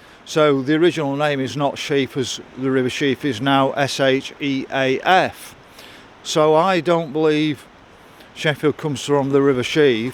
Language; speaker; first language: English; native; English